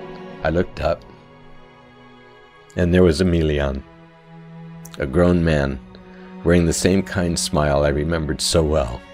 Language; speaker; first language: English; native; English